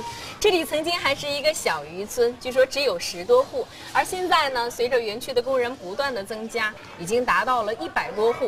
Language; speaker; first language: Chinese; native; Chinese